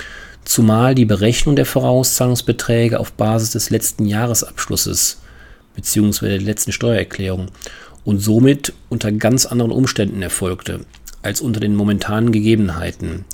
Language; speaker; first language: German; native; German